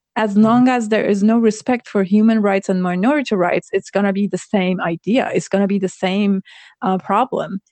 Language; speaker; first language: English; non-native, fluent; Persian